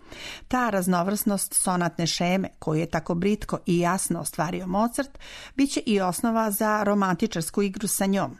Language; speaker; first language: Serbian; native; Serbian